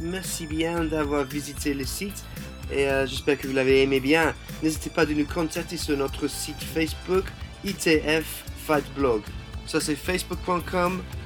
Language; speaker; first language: French; non-native, fluent; English